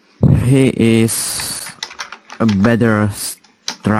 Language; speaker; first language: English; non-native, learner; Slovak